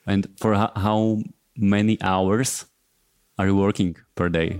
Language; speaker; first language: English; non-native, fluent; Slovak